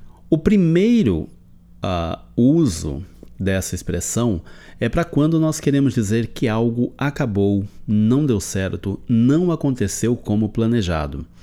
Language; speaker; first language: Portuguese; native; Portuguese